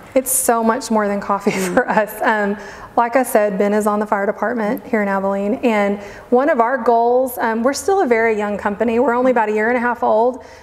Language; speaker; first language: English; native; English